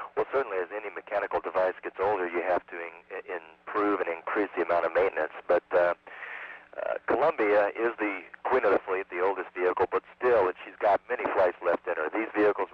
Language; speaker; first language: English; native; English